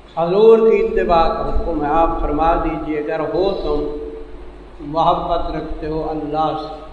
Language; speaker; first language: Urdu; non-native, local second language; Saraiki